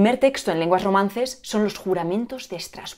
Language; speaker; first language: Spanish; native; Spanish